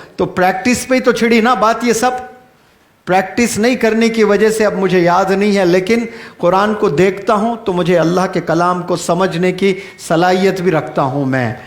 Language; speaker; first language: Urdu; native; Urdu